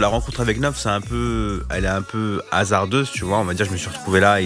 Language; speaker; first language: French; native; French